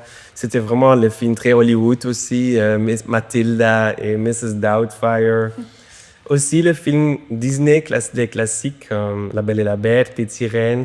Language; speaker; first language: French; non-native, local second language; Dutch